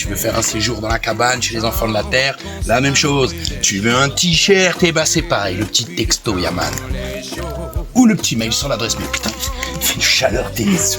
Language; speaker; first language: French; native; French